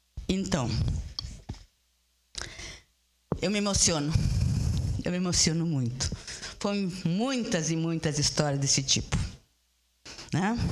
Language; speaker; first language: Portuguese; early bilingual, other home language; Spanish